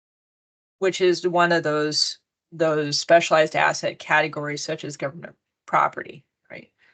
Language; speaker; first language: English; native; English